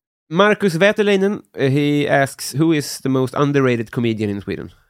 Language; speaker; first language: English; non-native, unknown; Swedish